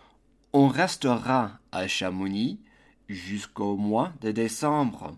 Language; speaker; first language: French; non-native, fluent; English